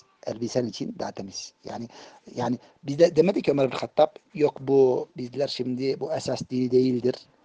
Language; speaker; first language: Turkish; native; Turkish